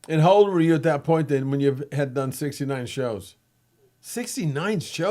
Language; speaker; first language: English; native; English